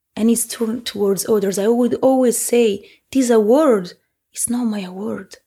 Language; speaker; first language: English; early bilingual, heritage; Italian